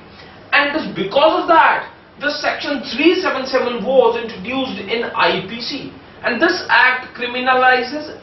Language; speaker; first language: English; non-native, local second language; Hindi